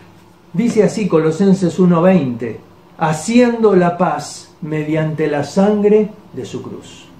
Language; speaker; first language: Spanish; native; Spanish